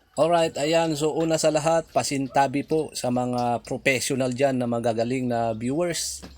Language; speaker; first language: Filipino; non-native, local second language; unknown